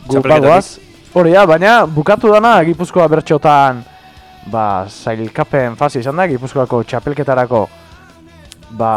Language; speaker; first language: Basque; native; Basque